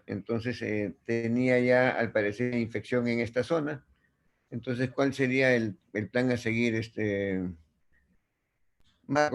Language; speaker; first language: Spanish; native; Spanish